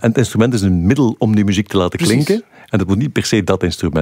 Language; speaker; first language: Dutch; native; Dutch